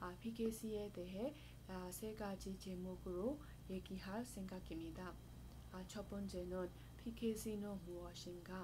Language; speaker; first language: Korean; non-native, fluent; Burmese